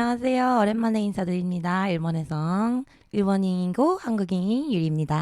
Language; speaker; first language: Korean; early bilingual, heritage; Japanese